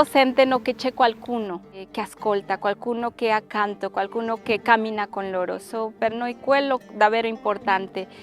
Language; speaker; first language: Italian; non-native, learner; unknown